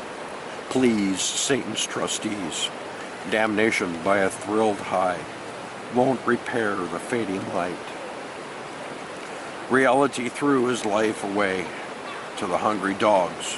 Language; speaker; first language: English; native; English